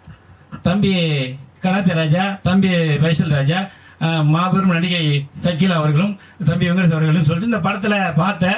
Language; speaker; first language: Tamil; native; Tamil